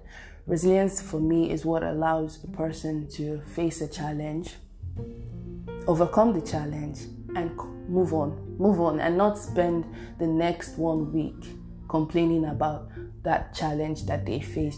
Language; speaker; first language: English; non-native, local second language; Igbo